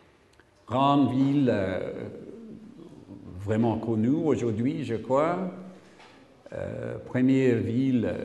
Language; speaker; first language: French; non-native, learner; English